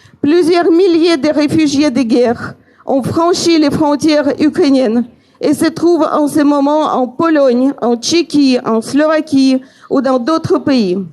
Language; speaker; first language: French; non-native, fluent; Ukrainian